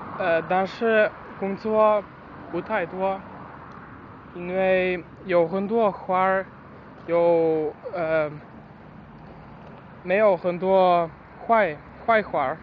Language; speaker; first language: Chinese; non-native, learner; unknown